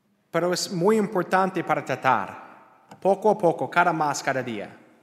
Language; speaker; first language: Spanish; non-native, learner; English